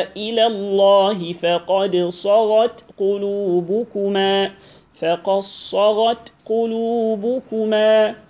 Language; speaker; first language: Arabic; non-native, fluent; Hausa